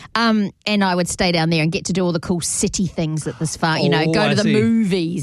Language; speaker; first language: English; native; English